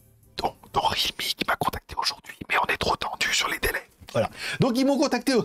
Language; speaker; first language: French; native; French